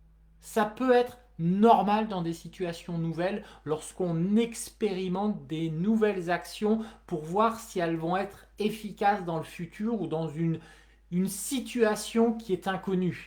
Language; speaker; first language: French; native; French